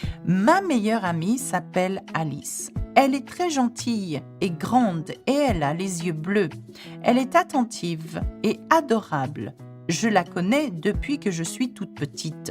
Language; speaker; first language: French; non-native, fluent; English